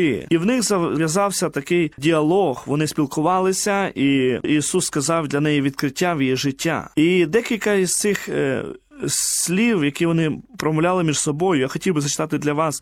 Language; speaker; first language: Ukrainian; native; Ukrainian